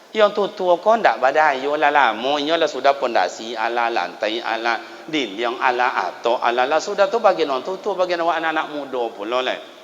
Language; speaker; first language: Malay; non-native, local second language; Minangkabau